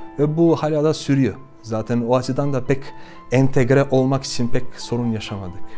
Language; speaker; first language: Turkish; non-native, fluent; Albanian